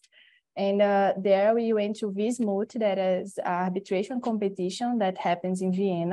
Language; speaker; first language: English; non-native, learner; Portuguese